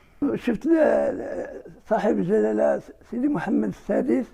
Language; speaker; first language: Arabic; native; Arabic